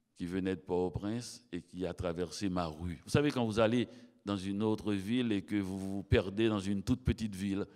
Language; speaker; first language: French; native; French